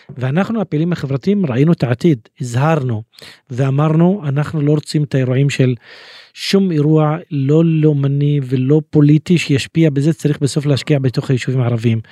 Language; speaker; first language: Hebrew; non-native, local second language; Arabic